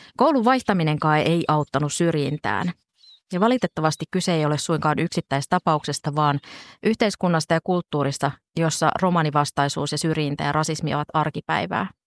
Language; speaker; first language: Finnish; native; Finnish